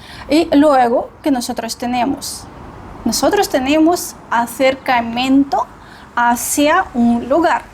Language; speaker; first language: Spanish; non-native, fluent; Russian